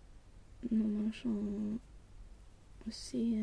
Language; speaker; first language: French; non-native, learner; Swedish